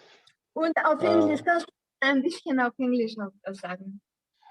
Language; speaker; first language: German; non-native, learner; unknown